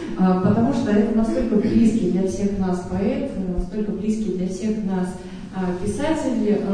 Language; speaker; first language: Russian; native; Russian